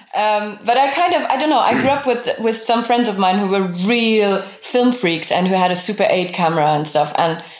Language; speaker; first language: English; non-native, fluent; French